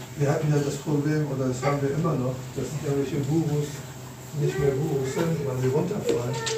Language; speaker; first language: German; native; German